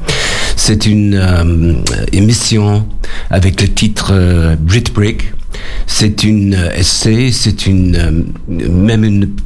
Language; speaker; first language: French; non-native, learner; English